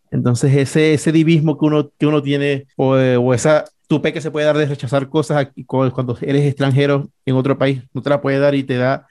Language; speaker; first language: Spanish; native; Spanish